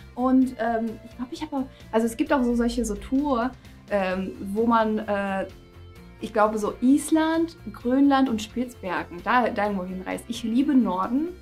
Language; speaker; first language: German; non-native, fluent; Russian